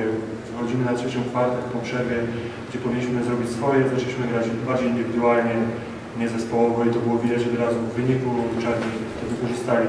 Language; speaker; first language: Polish; native; Polish